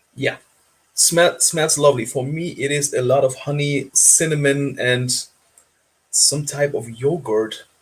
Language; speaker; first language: English; non-native, fluent; German